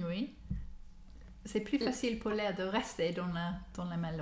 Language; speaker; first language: French; non-native, learner; English